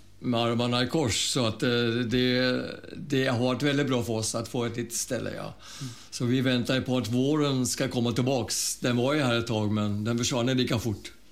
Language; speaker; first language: Swedish; early bilingual, other home language; German